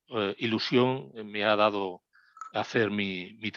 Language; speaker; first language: Spanish; native; Spanish